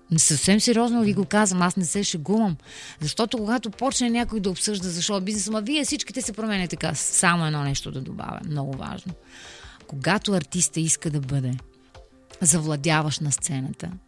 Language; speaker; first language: Bulgarian; native; Bulgarian